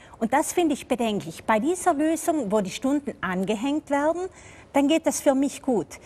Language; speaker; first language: German; native; German